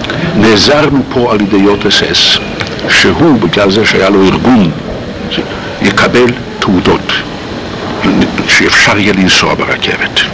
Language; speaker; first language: Hebrew; non-native, fluent; Polish